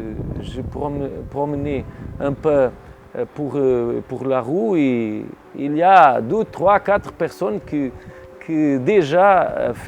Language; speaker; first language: French; non-native, learner; Portuguese